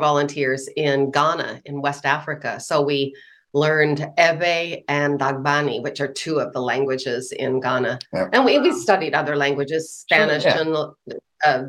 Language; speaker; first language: English; native; English